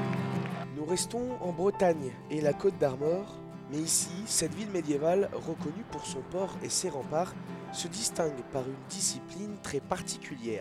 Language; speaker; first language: French; native; French